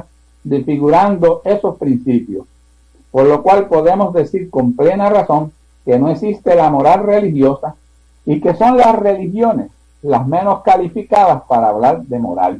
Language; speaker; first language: Spanish; native; Spanish